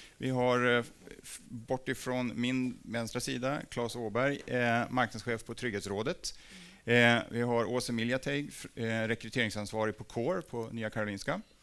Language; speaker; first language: Swedish; native; Swedish